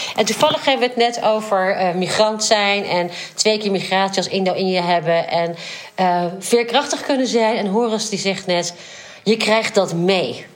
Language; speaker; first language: Dutch; native; Dutch